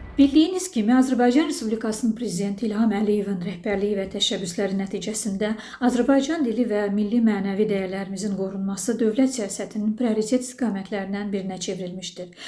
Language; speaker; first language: Azerbaijani; native; Azerbaijani